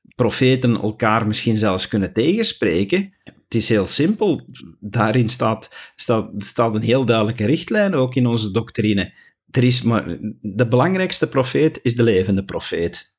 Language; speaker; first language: Dutch; native; Dutch